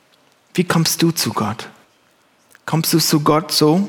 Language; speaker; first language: German; non-native, fluent; English